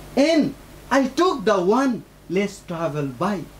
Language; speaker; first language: English; non-native, local second language; Nepali